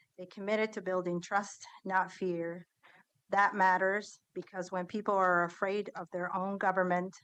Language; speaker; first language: English; early bilingual, other home language; Somali